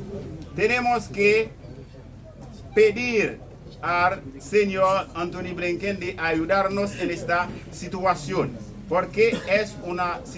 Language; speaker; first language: Spanish; non-native, fluent; Haitian Creole